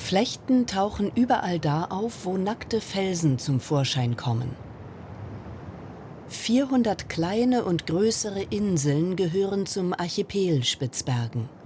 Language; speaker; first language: German; native; German